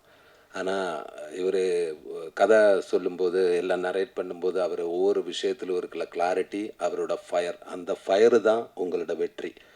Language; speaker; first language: Tamil; non-native, learner; Malayalam